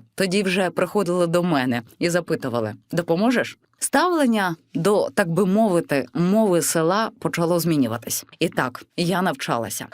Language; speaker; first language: Ukrainian; native; Ukrainian